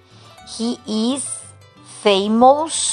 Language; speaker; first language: English; non-native, learner; Spanish